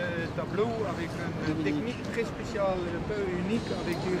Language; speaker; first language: French; non-native, learner; Dutch